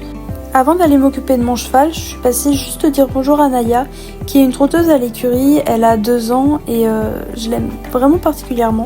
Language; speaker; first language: French; native; French